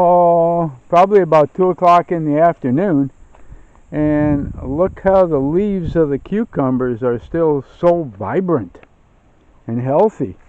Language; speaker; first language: English; native; English